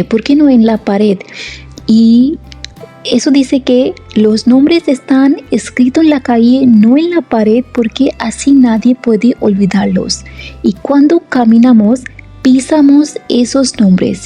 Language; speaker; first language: Spanish; non-native, fluent; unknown